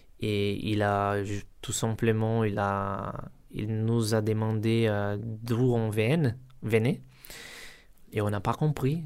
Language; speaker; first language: French; non-native, learner; Portuguese